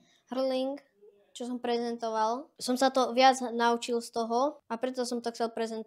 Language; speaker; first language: Slovak; early bilingual, heritage; Slovak